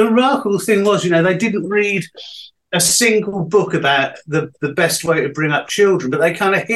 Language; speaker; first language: English; native; English